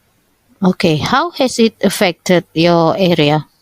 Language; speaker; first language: English; non-native, local second language; Malay